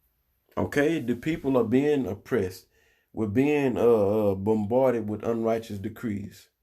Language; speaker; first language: English; native; English